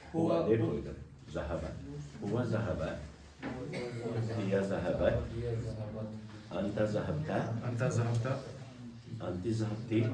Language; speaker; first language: Arabic; non-native, fluent; Urdu